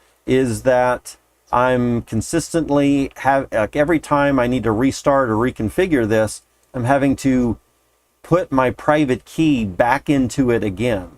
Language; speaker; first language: English; native; English